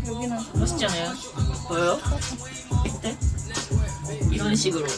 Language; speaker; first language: Korean; non-native, fluent; Japanese